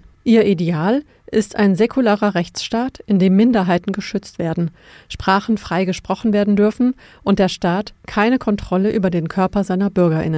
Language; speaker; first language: German; native; German